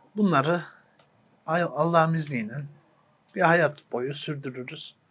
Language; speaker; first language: Turkish; early bilingual, heritage; Turkish